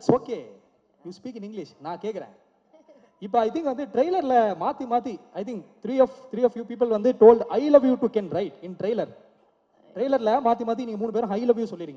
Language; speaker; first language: Tamil; native; Tamil